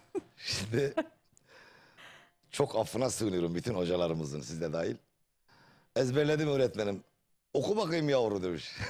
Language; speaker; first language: Turkish; native; Turkish